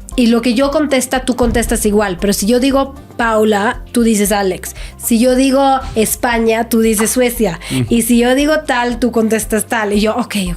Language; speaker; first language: Spanish; non-native, fluent; Swedish